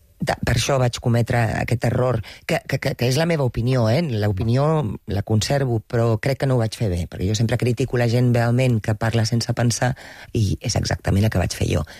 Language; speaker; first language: Catalan; non-native, local second language; Spanish